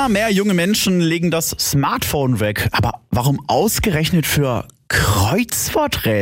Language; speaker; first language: German; native; German